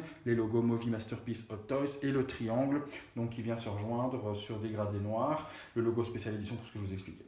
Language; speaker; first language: French; native; French